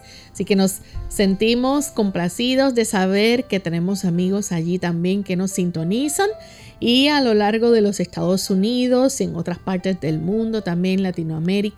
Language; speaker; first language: Spanish; native; Spanish